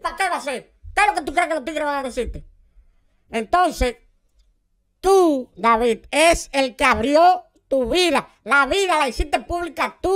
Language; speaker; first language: Spanish; native; Spanish